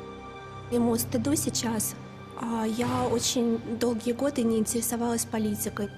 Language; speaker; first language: Russian; native; Russian